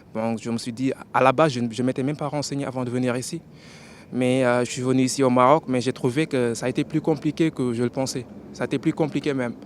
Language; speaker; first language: French; non-native, local second language; Wolof